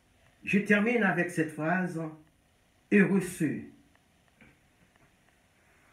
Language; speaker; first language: French; non-native, local second language; Haitian Creole